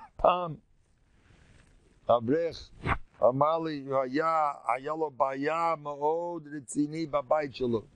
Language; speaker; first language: Hebrew; non-native, fluent; English